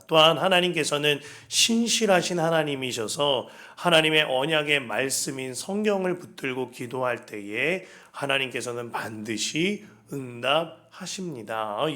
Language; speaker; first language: Korean; native; Korean